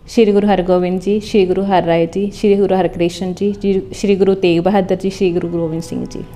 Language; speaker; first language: Hindi; non-native, local second language; Punjabi